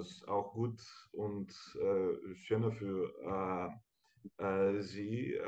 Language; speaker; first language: German; non-native, fluent; Portuguese